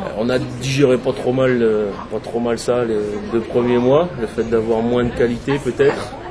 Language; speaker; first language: French; native; French